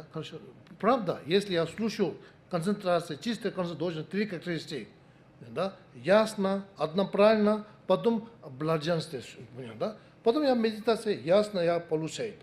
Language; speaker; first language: Russian; non-native, learner; Tibetan